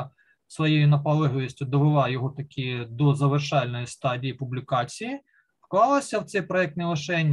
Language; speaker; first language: Ukrainian; native; Ukrainian